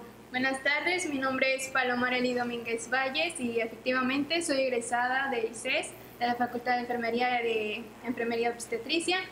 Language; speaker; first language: Spanish; native; Spanish